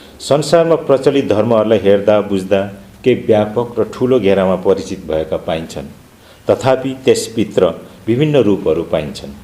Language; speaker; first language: Nepali; non-native, local second language; Limburgish